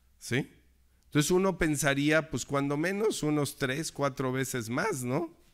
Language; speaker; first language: Spanish; native; Spanish